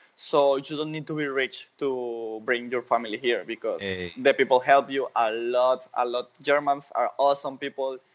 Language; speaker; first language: English; non-native, fluent; Spanish